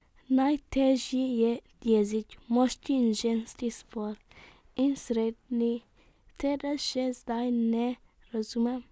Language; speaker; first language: Slovenian; non-native, learner; Arabic